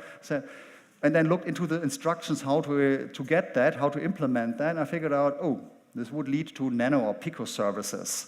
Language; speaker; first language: English; non-native, fluent; German